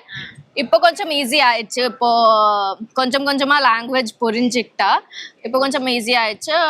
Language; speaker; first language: Tamil; non-native, learner; Telugu